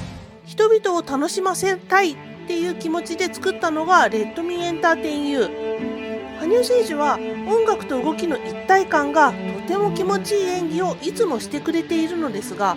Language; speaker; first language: Japanese; native; Japanese